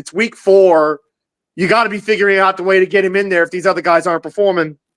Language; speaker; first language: English; native; English